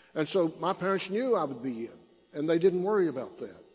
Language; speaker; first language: English; native; English